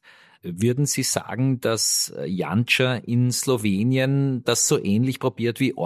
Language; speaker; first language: German; native; German